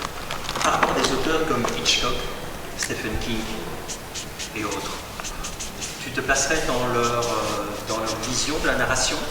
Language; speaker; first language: French; native; French